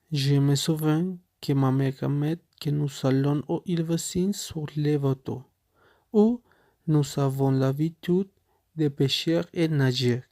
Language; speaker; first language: French; non-native, learner; Spanish